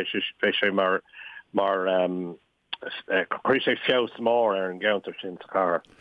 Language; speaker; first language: Irish; non-native, local second language; English